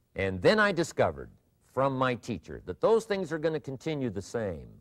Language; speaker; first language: English; native; English